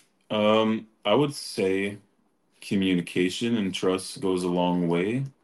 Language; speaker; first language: English; early bilingual, other home language; Spanish